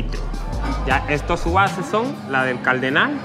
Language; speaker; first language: Spanish; native; Spanish